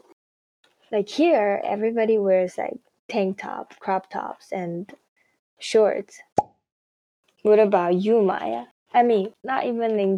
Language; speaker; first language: English; non-native, fluent; Chinese